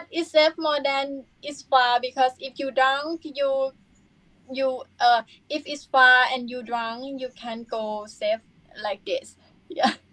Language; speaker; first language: English; non-native, learner; Thai